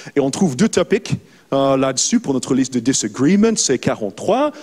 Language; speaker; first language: French; non-native, fluent; English